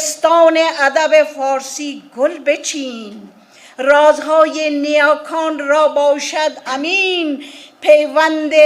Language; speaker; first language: Persian; non-native, fluent; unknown